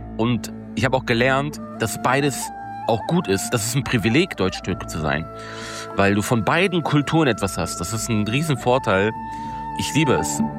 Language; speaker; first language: German; early bilingual, other home language; Turkish